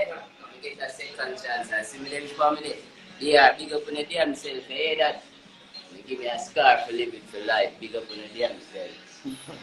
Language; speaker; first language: English; native; English